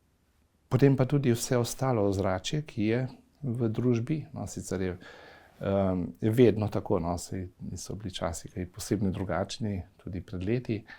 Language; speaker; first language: Slovenian; native; Slovenian